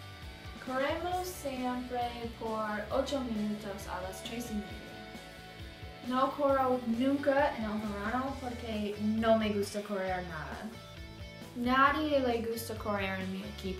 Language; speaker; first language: Spanish; non-native, learner; English